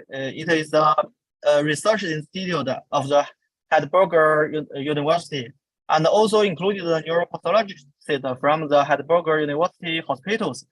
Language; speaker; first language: English; non-native, fluent; Chinese